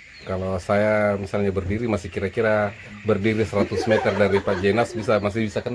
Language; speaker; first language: Indonesian; native; Indonesian